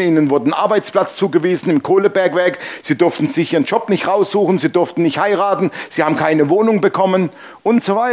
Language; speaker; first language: German; native; German